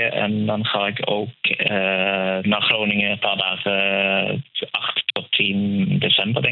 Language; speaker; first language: Dutch; non-native, fluent; Norwegian